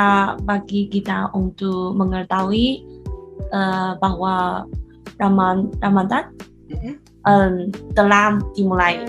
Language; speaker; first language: Indonesian; non-native, learner; Chinese